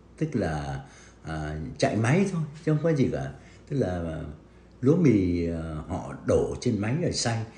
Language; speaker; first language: Vietnamese; native; Vietnamese